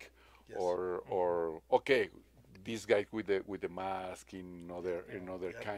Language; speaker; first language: English; non-native, learner; Spanish